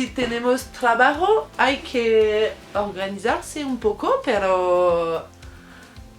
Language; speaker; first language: Spanish; non-native, fluent; French